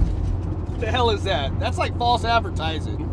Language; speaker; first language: English; native; English